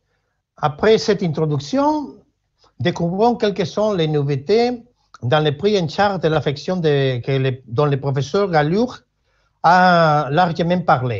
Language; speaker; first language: French; non-native, learner; Spanish